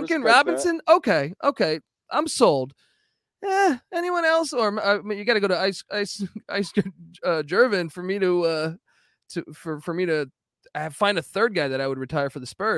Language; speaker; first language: English; native; English